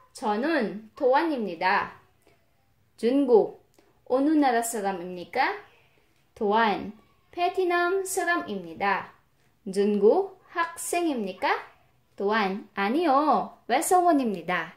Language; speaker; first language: Korean; non-native, fluent; Filipino